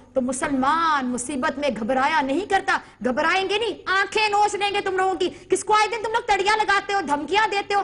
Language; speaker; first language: Urdu; native; Urdu